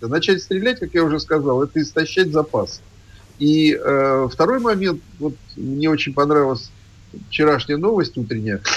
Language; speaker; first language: Russian; native; Russian